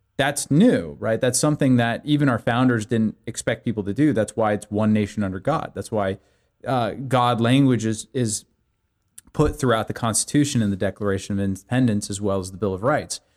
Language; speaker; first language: English; early bilingual, other home language; Korean